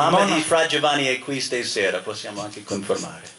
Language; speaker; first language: Italian; non-native, fluent; English